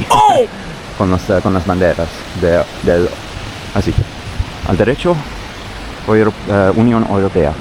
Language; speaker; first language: Spanish; non-native, learner; English